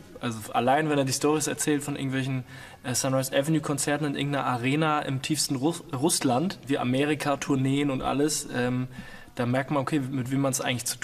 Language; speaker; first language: German; native; German